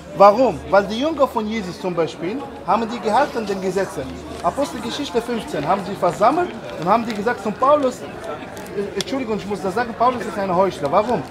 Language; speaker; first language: German; non-native, learner; Arabic